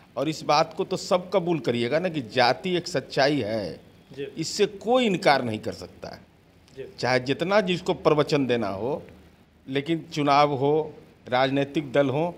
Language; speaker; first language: Hindi; native; Hindi